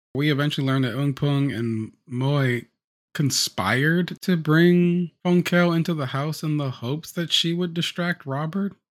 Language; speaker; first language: English; native; English